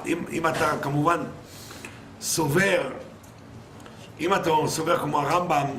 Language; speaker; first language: Hebrew; non-native, fluent; French